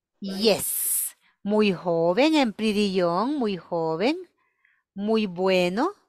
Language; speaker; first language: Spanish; native; Spanish